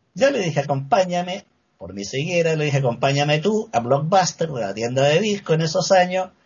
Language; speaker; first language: Spanish; native; Spanish